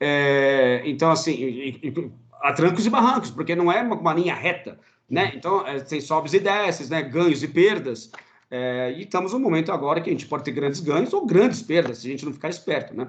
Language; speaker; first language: Portuguese; native; Portuguese